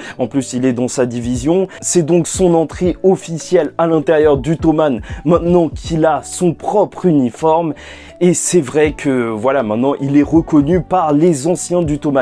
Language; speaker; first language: French; native; French